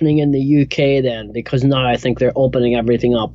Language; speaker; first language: English; native; English